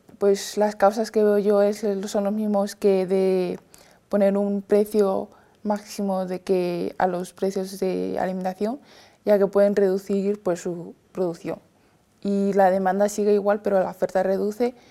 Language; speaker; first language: Spanish; non-native, fluent; Chinese